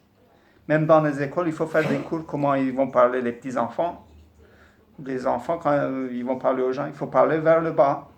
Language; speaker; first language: French; non-native, fluent; Turkish